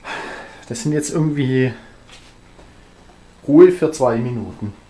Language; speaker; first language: German; native; German